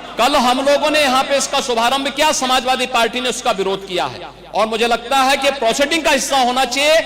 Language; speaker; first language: Hindi; native; Hindi